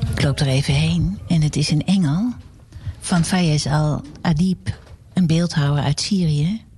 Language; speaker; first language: Dutch; native; Dutch